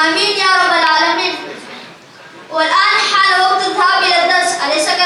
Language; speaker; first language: Arabic; non-native, learner; Urdu